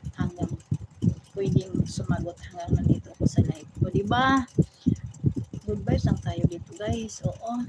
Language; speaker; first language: Filipino; non-native, local second language; Cebuano